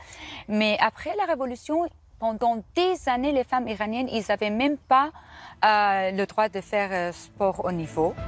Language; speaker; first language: French; non-native, fluent; Persian